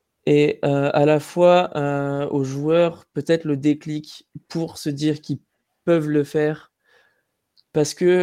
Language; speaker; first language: French; native; French